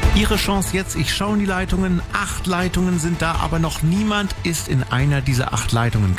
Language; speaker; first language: German; native; German